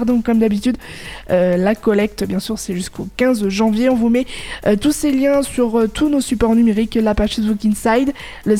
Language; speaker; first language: French; native; French